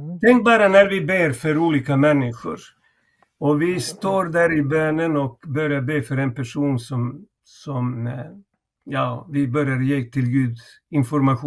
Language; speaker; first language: Swedish; non-native, fluent; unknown